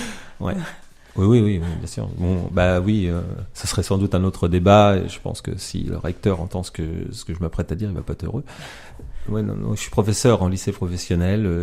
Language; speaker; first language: French; native; French